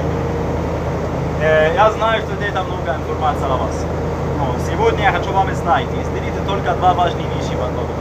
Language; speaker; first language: Russian; non-native, learner; Arabic